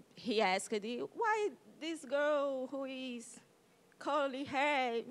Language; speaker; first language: English; non-native, learner; Portuguese